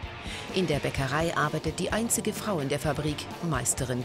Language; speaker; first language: German; native; German